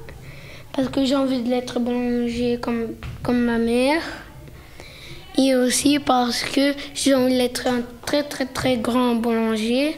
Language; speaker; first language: French; early bilingual, other home language; Portuguese